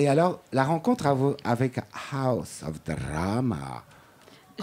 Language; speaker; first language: French; native; French